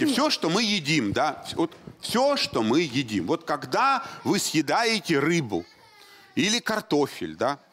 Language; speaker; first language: Russian; native; Russian